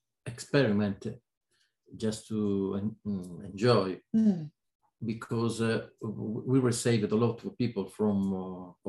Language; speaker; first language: English; non-native, learner; Italian